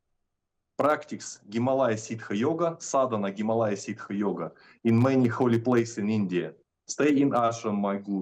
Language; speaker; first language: English; non-native, learner; Russian